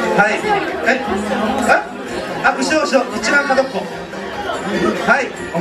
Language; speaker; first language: Japanese; native; Japanese